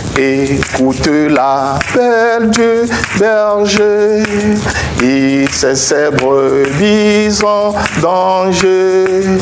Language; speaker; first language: French; non-native, local second language; Ewe